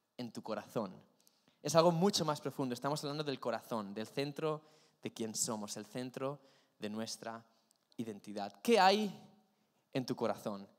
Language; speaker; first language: Spanish; native; Spanish